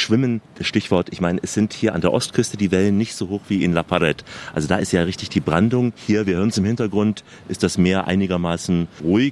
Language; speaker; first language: German; native; German